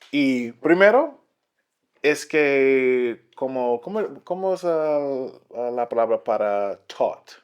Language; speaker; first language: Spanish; non-native, learner; English